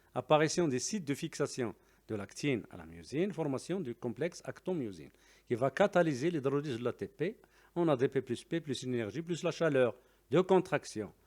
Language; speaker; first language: French; non-native, local second language; Arabic